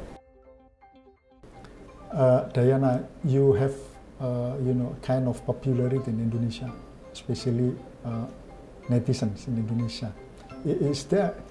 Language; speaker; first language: English; non-native, fluent; Indonesian